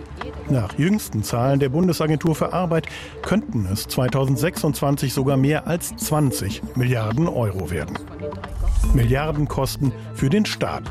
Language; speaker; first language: German; native; German